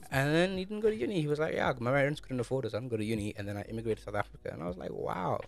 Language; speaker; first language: English; early bilingual, other home language; Amharic